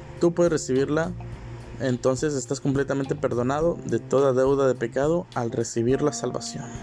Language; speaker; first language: Spanish; native; Spanish